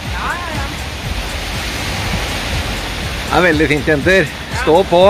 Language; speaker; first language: Norwegian; native; Norwegian